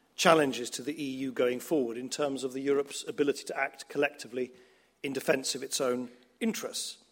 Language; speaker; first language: English; early bilingual, other home language; Dutch